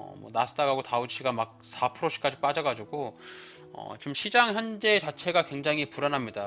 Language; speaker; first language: Korean; native; Korean